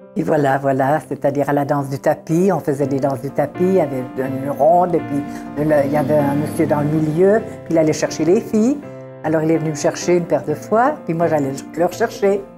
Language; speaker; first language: French; early bilingual, other home language; Italian